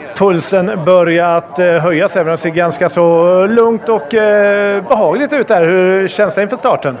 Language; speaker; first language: Swedish; native; Swedish